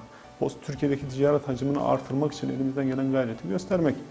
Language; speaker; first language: Turkish; native; Turkish